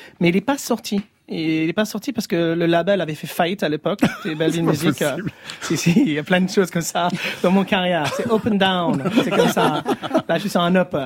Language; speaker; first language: French; early bilingual, other home language; English